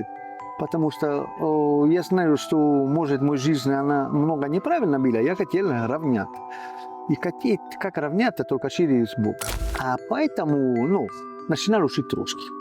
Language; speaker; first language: Russian; non-native, learner; Italian